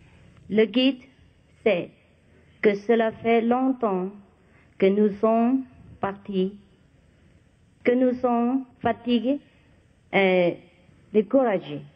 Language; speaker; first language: French; non-native, learner; Vietnamese